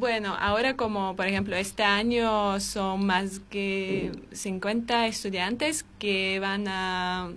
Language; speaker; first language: Spanish; non-native, learner; Armenian